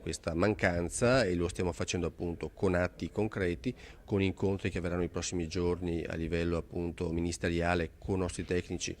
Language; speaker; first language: Italian; native; Italian